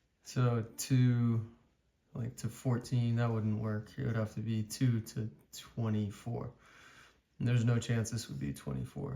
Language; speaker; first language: English; native; English